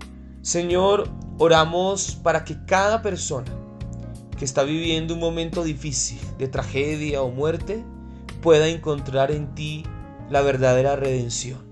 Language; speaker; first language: Spanish; native; Spanish